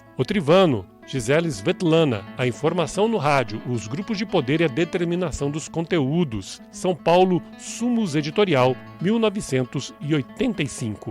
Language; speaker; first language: Portuguese; native; Portuguese